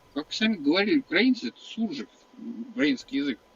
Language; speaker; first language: Russian; native; Russian